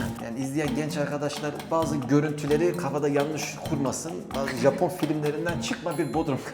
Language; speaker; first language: Turkish; native; Turkish